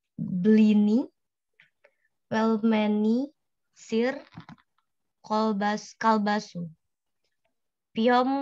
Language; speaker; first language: Russian; non-native, learner; Indonesian